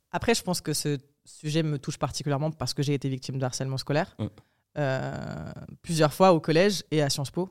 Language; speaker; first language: French; early bilingual, other home language; Arabic